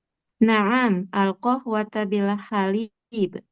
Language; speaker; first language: Arabic; non-native, learner; Indonesian